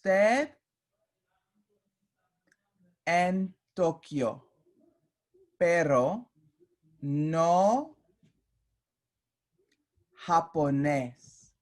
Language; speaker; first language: Spanish; non-native, fluent; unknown